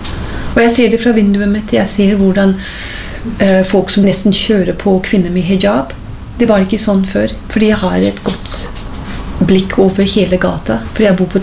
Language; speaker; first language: Norwegian; non-native, fluent; English